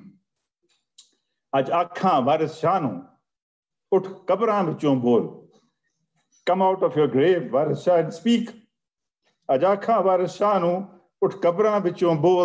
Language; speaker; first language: English; non-native, local second language; Punjabi